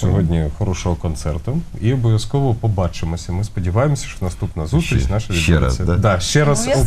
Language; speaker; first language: Ukrainian; native; Ukrainian